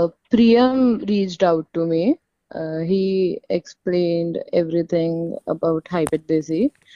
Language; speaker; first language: English; non-native, local second language; Hindi